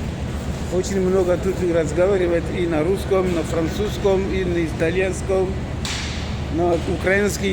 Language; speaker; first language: Russian; non-native, learner; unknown